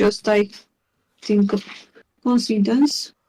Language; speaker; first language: English; non-native, learner; Hungarian